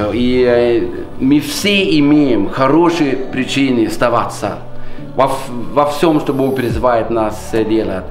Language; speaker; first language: Russian; non-native, fluent; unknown